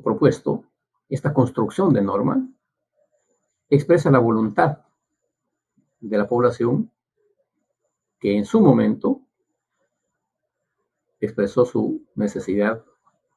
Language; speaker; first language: Spanish; native; Spanish